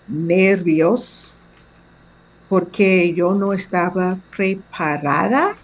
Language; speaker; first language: Spanish; non-native, learner; English